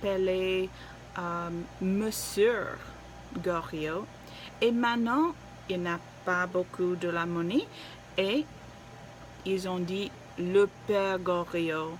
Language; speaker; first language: French; non-native, learner; English